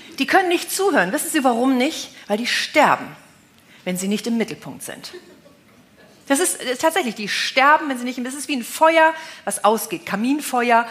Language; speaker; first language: German; native; German